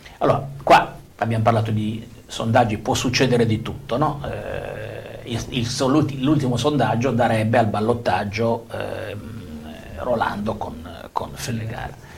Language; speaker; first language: Italian; native; Italian